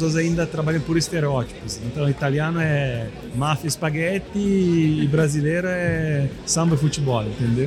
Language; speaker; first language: Portuguese; non-native, fluent; Italian